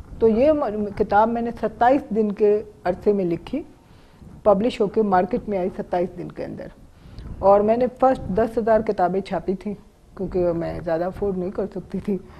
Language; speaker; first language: Urdu; non-native, local second language; Baluchi